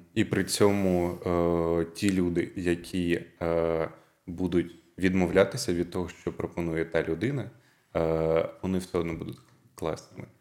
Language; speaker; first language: Ukrainian; non-native, local second language; Russian